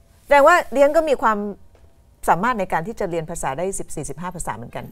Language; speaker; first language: Thai; native; Thai